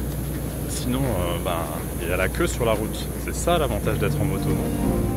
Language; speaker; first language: French; native; French